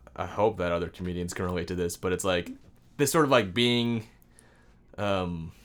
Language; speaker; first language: English; native; English